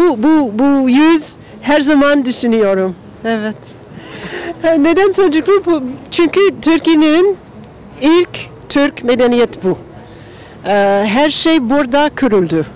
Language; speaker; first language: Turkish; non-native, learner; English